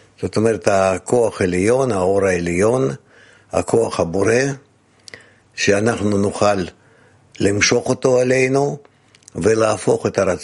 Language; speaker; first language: Hebrew; non-native, fluent; Russian